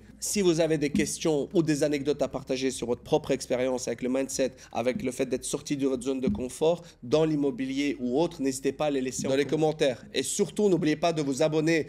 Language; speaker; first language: French; native; French